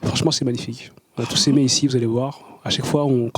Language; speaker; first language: French; native; French